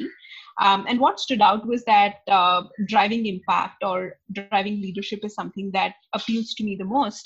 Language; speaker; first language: English; non-native, local second language; Hindi